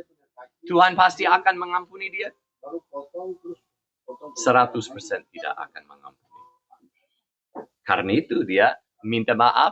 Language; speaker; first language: Indonesian; non-native, fluent; English